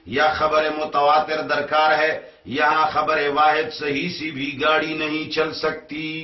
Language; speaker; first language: Urdu; non-native, local second language; Pashto